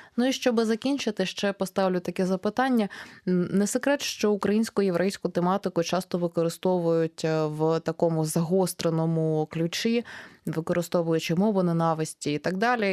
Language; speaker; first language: Ukrainian; native; Ukrainian